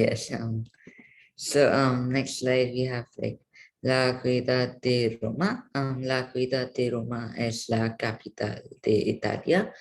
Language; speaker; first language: Spanish; non-native, learner; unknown